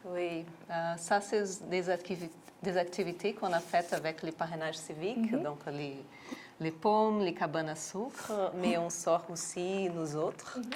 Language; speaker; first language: French; non-native, local second language; English